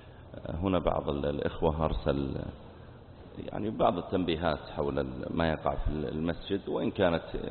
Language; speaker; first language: Arabic; native; Arabic